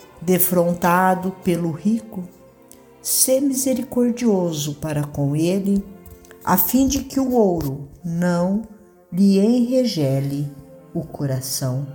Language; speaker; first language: Portuguese; native; Portuguese